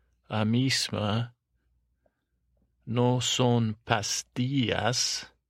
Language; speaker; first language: Spanish; non-native, learner; English